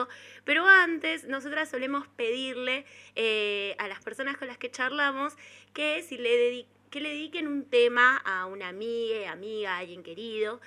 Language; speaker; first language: Spanish; native; Spanish